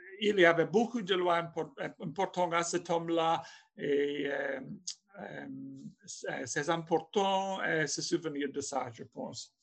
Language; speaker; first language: French; non-native, fluent; English